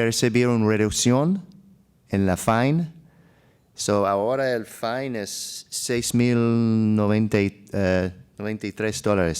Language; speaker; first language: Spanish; non-native, learner; English